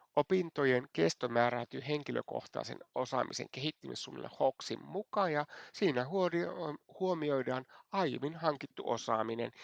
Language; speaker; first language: Finnish; non-native, fluent; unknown